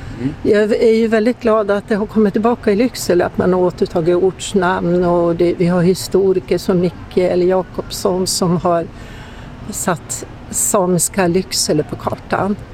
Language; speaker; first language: Swedish; native; Swedish